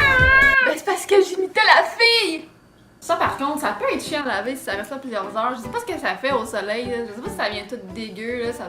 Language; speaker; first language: French; native; French